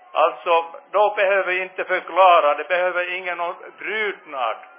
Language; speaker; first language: Swedish; non-native, fluent; Finnish